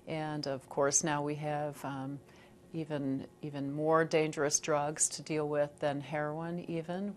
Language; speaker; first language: English; native; English